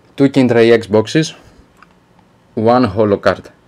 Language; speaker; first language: English; non-native, learner; Greek